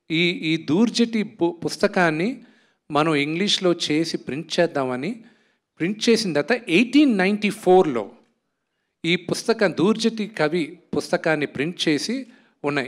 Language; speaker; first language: Telugu; native; Telugu